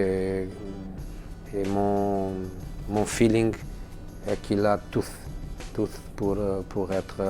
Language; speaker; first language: French; non-native, fluent; Portuguese